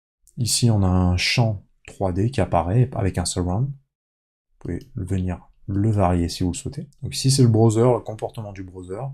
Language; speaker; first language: French; native; French